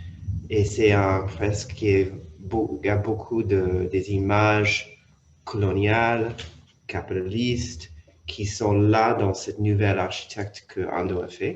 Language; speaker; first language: French; non-native, fluent; English